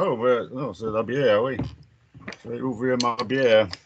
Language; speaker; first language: French; non-native, fluent; English